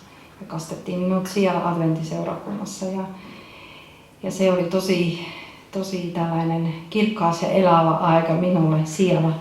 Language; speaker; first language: Finnish; non-native, fluent; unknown